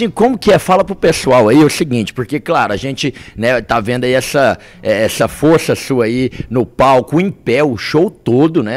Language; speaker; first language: Portuguese; native; Portuguese